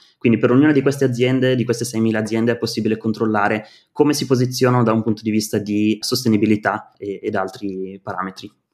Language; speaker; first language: Italian; native; Italian